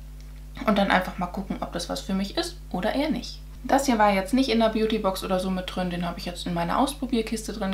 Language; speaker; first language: German; native; German